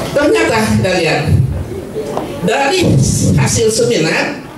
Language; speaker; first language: Indonesian; native; Indonesian